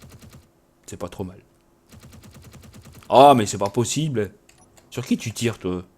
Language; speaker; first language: French; native; French